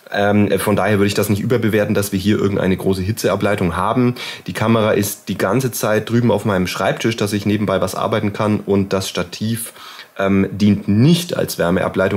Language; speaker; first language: German; native; German